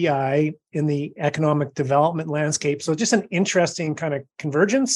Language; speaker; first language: English; native; English